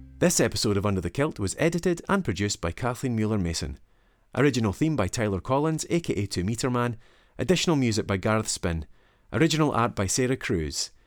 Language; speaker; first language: English; native; English